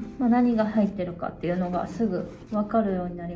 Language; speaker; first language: Japanese; native; Japanese